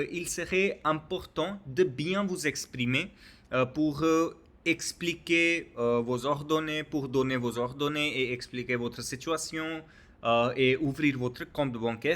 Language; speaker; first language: French; non-native, learner; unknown